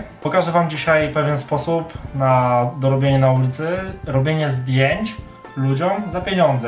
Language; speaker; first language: Polish; native; Polish